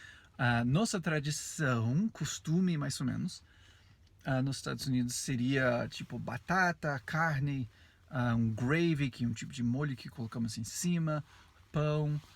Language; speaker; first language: Portuguese; non-native, fluent; English